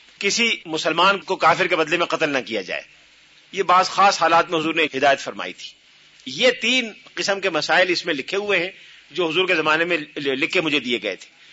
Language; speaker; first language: Urdu; native; Urdu